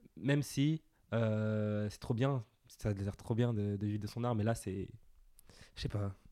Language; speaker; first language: French; native; French